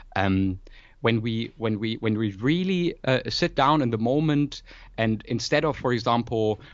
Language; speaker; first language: English; non-native, fluent; German